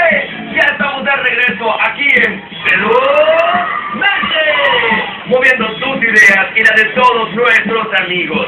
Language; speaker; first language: Spanish; native; Spanish